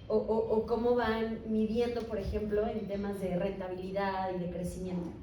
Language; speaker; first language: Spanish; native; Spanish